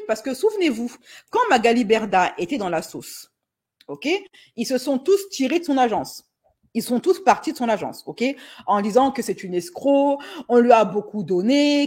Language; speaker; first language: French; native; French